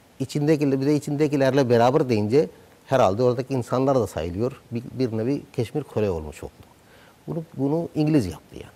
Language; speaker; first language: Turkish; non-native, fluent; Urdu